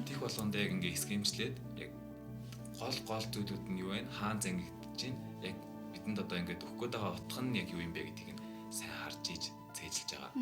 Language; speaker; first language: Mongolian; native; Mongolian